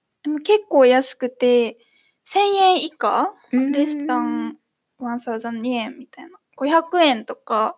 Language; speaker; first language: Japanese; native; Japanese